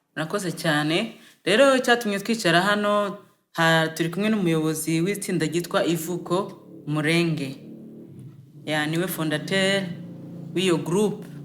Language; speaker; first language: Kinyarwanda; native; Kinyarwanda